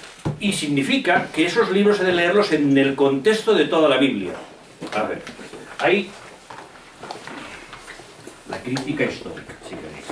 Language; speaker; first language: Spanish; native; Spanish